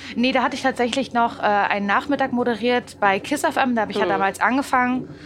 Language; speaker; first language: German; native; German